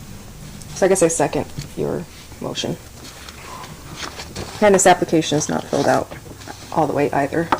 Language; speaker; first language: English; native; English